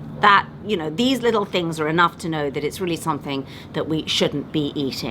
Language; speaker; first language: English; native; English